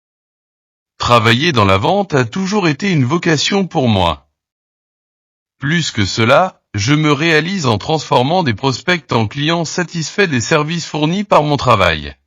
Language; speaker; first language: French; non-native, learner; Portuguese